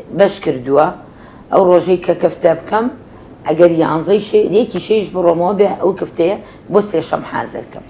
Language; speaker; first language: Central Kurdish; native; Central Kurdish